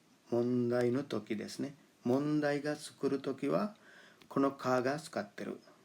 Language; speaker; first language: Japanese; non-native, fluent; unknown